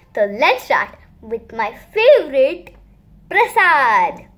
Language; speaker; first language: Hindi; non-native, local second language; Gujarati